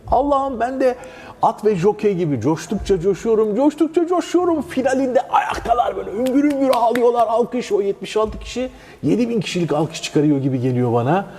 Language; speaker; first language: Turkish; native; Turkish